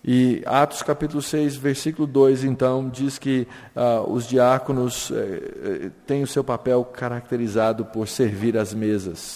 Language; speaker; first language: Portuguese; native; Portuguese